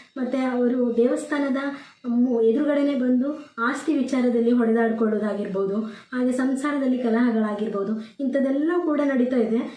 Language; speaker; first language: Kannada; non-native, local second language; Tulu